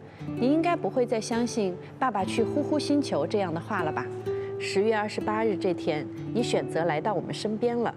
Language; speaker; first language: Chinese; native; Chinese